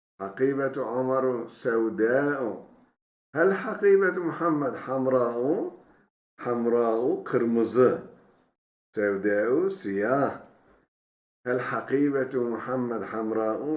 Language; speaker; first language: Arabic; non-native, fluent; Turkish